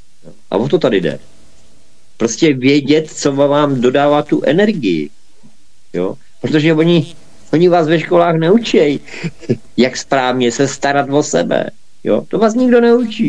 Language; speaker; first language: Czech; native; Czech